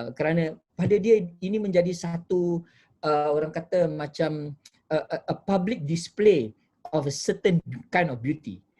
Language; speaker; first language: Malay; native; Malay